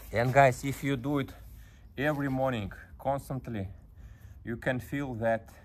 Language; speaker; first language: English; non-native, learner; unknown